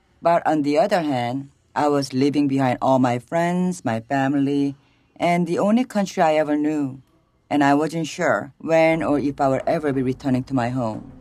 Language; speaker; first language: English; non-native, fluent; Korean